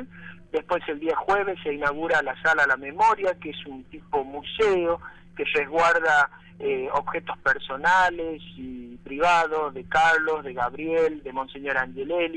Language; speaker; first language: Spanish; native; Spanish